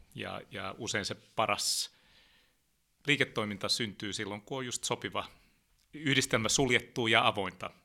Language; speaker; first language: Finnish; early bilingual, heritage; Finnish